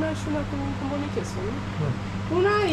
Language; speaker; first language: Spanish; non-native, learner; Romanian